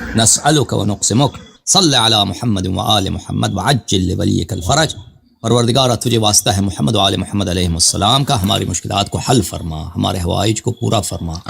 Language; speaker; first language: Urdu; non-native, fluent; Persian